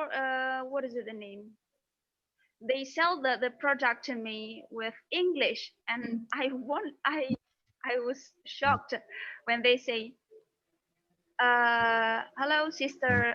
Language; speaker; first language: English; non-native, fluent; Indonesian